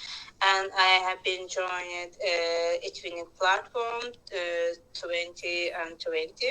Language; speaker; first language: English; non-native, learner; Azerbaijani